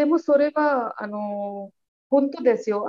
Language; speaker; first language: Japanese; non-native, learner; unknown